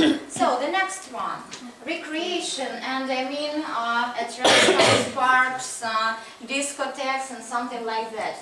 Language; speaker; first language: English; non-native, fluent; Russian